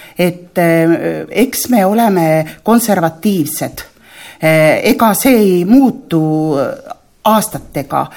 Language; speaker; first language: Estonian; native; Estonian